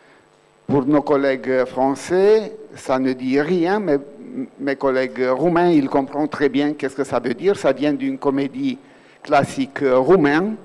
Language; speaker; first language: French; non-native, fluent; Romanian